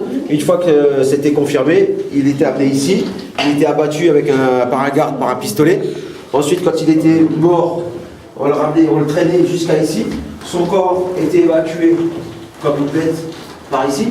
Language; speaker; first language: French; native; French